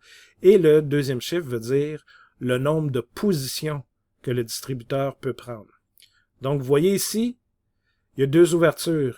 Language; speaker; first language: French; native; French